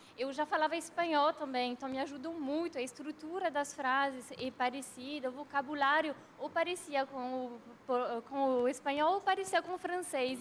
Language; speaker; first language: Portuguese; non-native, fluent; French